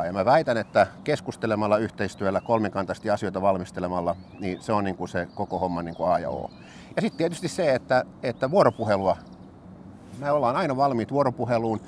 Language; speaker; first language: Finnish; native; Finnish